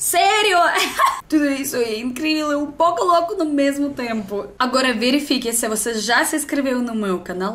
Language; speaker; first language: Portuguese; non-native, learner; Russian